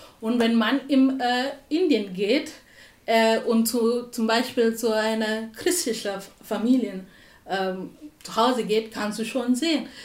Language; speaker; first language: German; non-native, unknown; Tamil